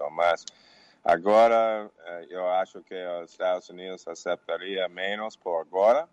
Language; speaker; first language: Portuguese; non-native, learner; English